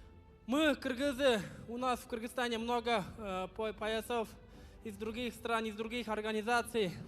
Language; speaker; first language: Russian; non-native, fluent; Kyrgyz